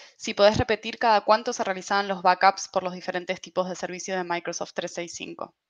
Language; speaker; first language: Spanish; native; Spanish